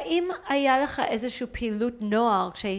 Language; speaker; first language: Hebrew; native; Hebrew